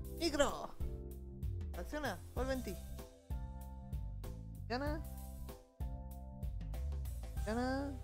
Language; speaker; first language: Spanish; native; Spanish